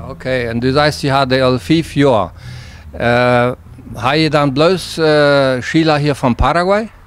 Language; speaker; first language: German; non-native, learner; Plautdietsch